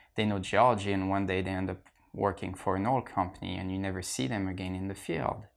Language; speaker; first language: English; non-native, fluent; French